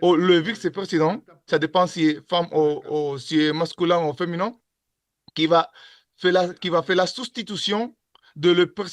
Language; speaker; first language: French; non-native, learner; Spanish